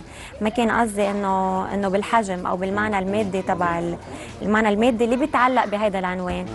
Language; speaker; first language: Arabic; native; Arabic